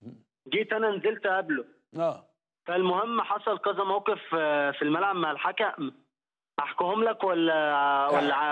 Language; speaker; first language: Arabic; native; Arabic